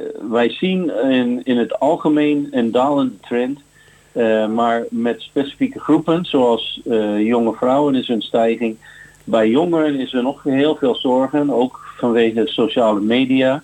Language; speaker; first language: Dutch; non-native, fluent; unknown